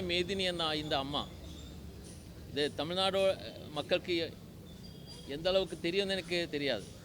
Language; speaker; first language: Tamil; non-native, learner; Malayalam